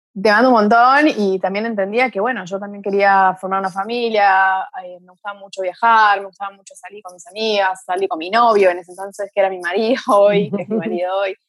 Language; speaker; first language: Spanish; early bilingual, other home language; Portuguese